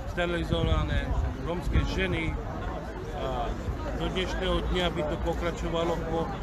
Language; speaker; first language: Slovak; non-native, local second language; Romany